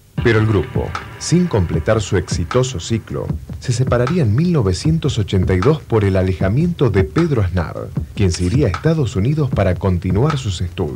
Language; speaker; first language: Spanish; native; Spanish